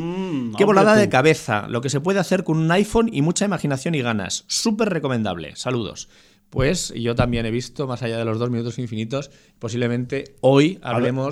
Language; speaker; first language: Spanish; native; Spanish